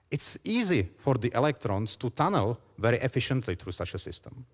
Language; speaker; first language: English; non-native, fluent; Czech